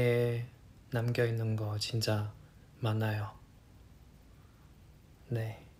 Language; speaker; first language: Korean; non-native, fluent; Chinese